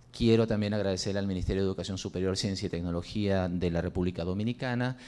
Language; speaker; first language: Spanish; native; Spanish